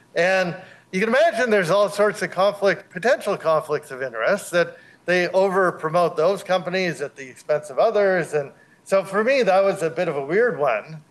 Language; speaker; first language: English; native; English